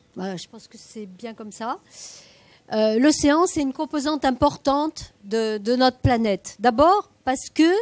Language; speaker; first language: French; native; French